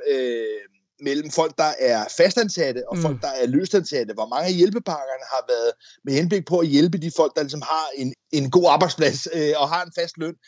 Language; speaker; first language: Danish; native; Danish